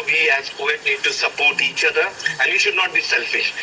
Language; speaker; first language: English; non-native, local second language; Marathi